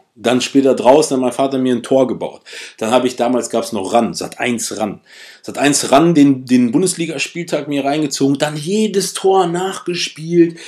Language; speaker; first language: German; early bilingual, other home language; Russian